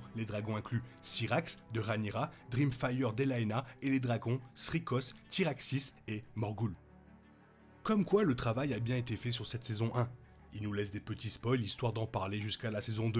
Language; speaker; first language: French; native; French